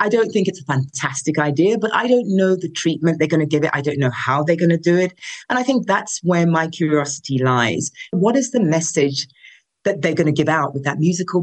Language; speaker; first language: English; non-native, local second language; Yoruba